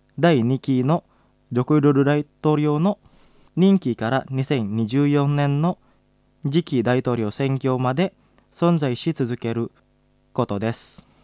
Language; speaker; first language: Japanese; non-native, fluent; Indonesian